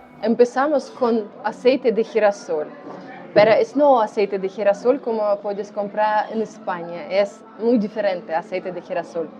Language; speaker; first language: Spanish; non-native, learner; Ukrainian